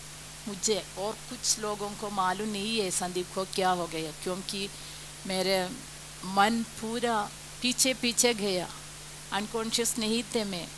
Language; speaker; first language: Hindi; non-native, local second language; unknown